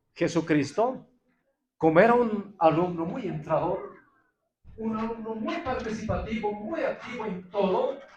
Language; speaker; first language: Spanish; non-native, local second language; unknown